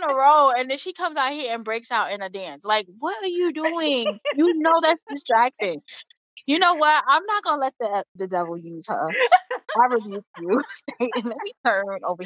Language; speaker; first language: English; native; English